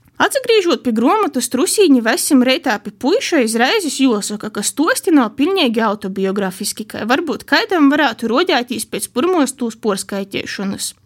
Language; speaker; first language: Latvian; native; Latvian